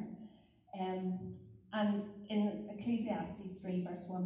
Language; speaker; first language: English; native; English